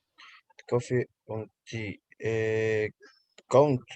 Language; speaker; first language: English; non-native, learner; Spanish